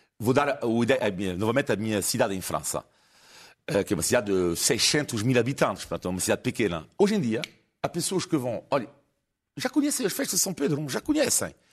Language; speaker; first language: Portuguese; non-native, fluent; French